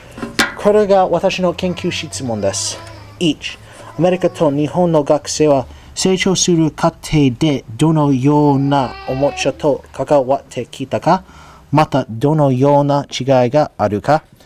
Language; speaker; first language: Japanese; non-native, learner; English